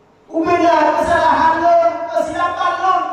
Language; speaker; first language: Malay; non-native, local second language; Achinese